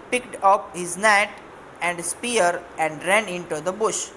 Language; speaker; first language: English; non-native, local second language; Gujarati